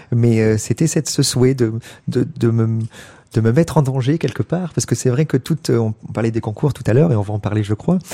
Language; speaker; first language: French; native; French